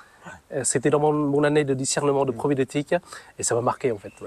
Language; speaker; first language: French; non-native, fluent; Vietnamese